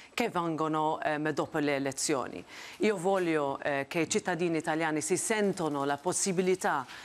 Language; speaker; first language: Italian; non-native, fluent; Maltese